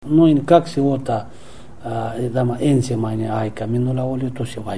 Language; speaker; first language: Finnish; non-native, learner; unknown